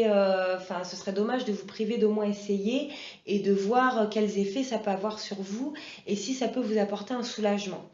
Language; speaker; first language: French; native; French